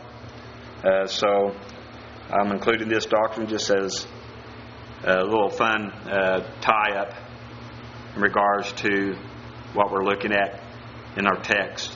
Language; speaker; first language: English; native; English